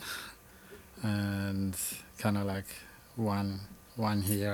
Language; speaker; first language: English; non-native, learner; Malagasy